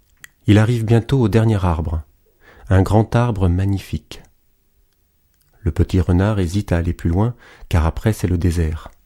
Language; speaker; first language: French; native; French